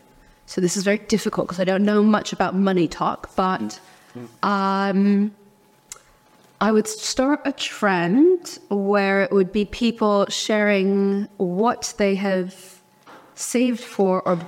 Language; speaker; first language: English; early bilingual, other home language; Chinese